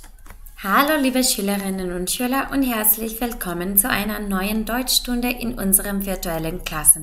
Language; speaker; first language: German; non-native, fluent; Macedonian